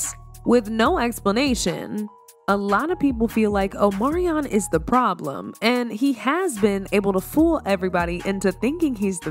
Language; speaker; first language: English; native; English